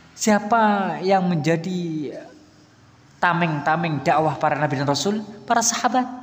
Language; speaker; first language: Indonesian; native; Indonesian